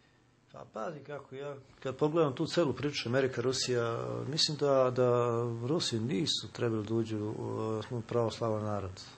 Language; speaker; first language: Serbian; native; Serbian